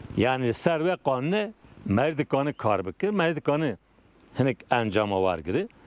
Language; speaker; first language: Kurdish; non-native, local second language; Turkish